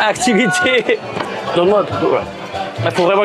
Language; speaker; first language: French; native; French